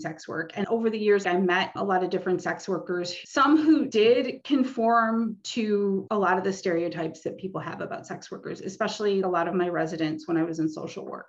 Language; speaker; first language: English; native; English